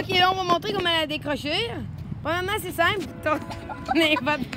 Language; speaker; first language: French; native; French